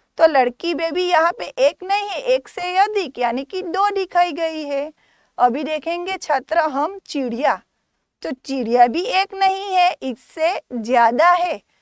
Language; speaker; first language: Hindi; non-native, local second language; Gujarati